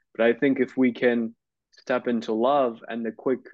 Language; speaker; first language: English; non-native, fluent; Turkish